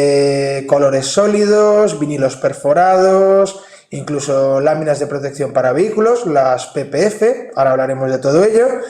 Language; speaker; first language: Spanish; native; Spanish